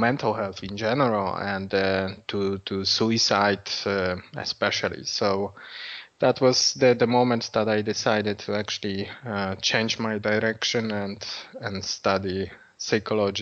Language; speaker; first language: English; non-native, fluent; Polish